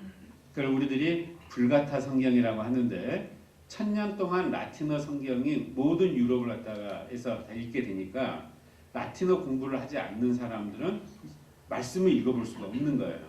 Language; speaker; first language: Korean; native; Korean